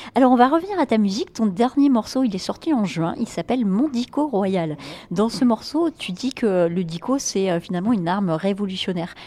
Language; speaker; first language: French; native; French